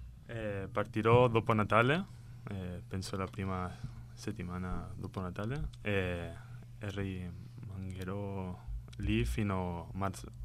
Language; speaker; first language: Italian; non-native, learner; Spanish